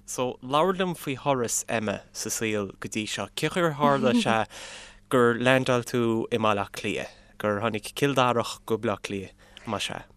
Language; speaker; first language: Irish; native; Irish